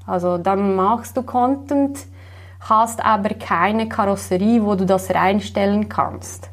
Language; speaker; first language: German; non-native, fluent; Slovenian